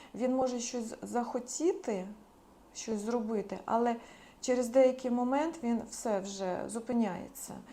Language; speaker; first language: Ukrainian; non-native, local second language; Russian